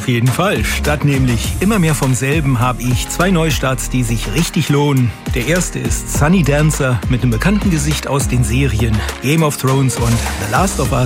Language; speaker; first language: German; native; German